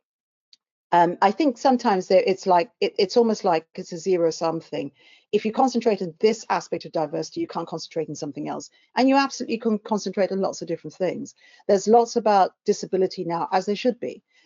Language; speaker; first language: English; native; English